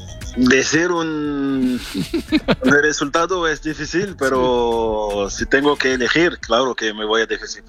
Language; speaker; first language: Spanish; non-native, fluent; French